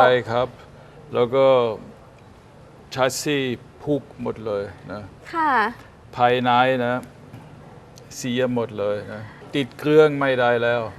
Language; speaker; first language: Thai; non-native, fluent; German